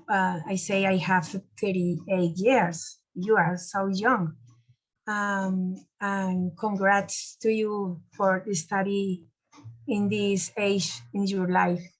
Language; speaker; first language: English; non-native, learner; Spanish